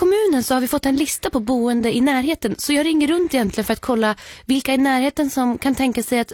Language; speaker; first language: Swedish; native; Swedish